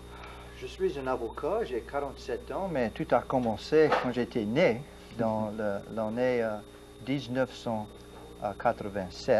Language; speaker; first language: French; non-native, local second language; English